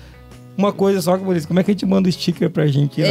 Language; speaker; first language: Portuguese; native; Portuguese